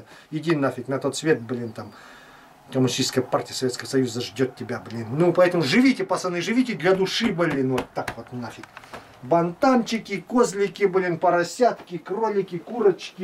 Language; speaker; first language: Russian; native; Russian